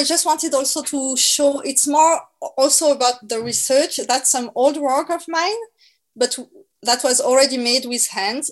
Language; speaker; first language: English; non-native, fluent; French